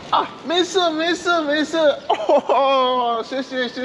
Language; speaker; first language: Chinese; non-native, learner; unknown